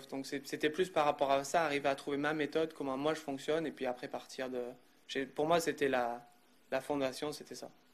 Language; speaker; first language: French; native; French